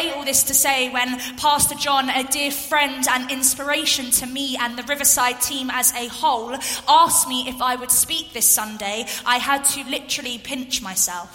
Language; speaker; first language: English; native; English